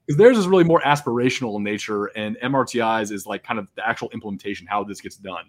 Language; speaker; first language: English; native; English